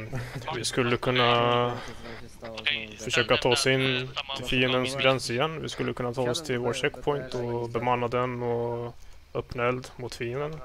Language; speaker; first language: Swedish; native; Swedish